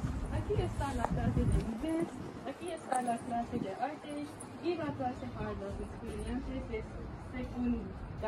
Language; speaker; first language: Spanish; non-native, learner; English